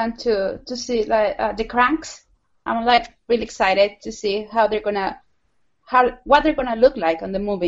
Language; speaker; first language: English; non-native, fluent; Spanish